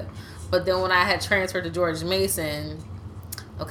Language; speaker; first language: English; native; English